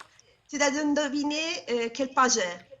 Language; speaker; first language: French; non-native, learner; Italian